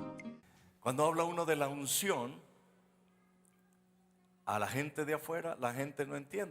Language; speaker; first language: Spanish; native; Spanish